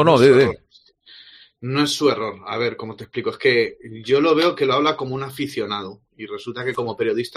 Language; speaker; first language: Spanish; native; Spanish